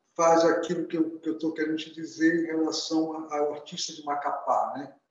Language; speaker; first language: Portuguese; native; Portuguese